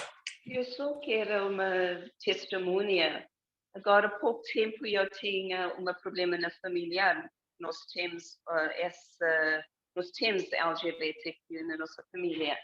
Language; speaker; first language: Portuguese; non-native, fluent; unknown